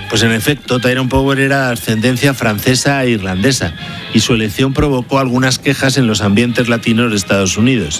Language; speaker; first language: Spanish; native; Spanish